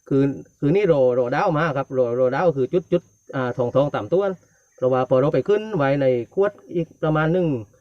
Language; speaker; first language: Thai; native; Thai